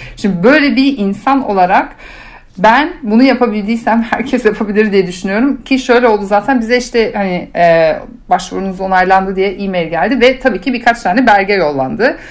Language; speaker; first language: Turkish; early bilingual, heritage; Turkish